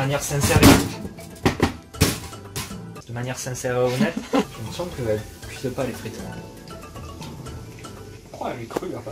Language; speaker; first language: French; native; French